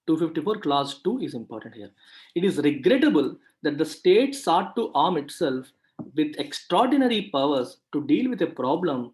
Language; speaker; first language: English; non-native, local second language; Telugu